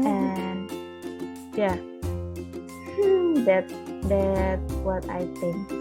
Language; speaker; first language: English; non-native, learner; Indonesian